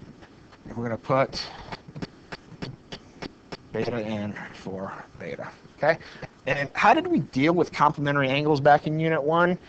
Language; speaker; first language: English; native; English